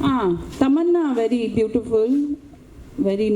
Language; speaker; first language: Tamil; non-native, local second language; Hindi